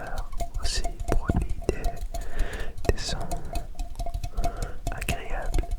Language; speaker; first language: French; non-native, learner; Dutch